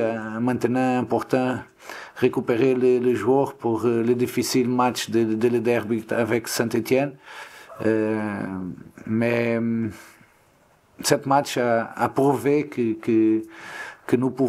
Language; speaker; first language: French; non-native, learner; Portuguese